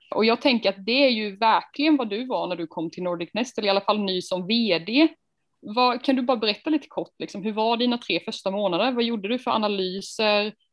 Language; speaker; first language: Swedish; native; Swedish